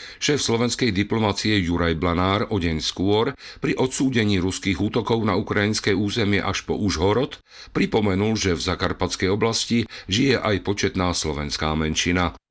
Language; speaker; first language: Slovak; native; Slovak